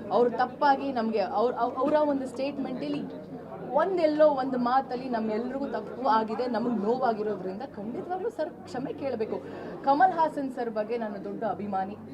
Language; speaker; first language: Kannada; native; Kannada